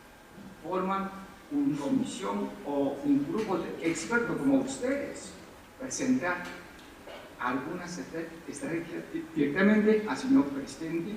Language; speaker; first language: Spanish; non-native, fluent; Chinese